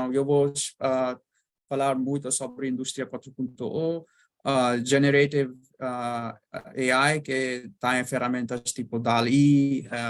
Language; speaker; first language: Portuguese; non-native, learner; Bangla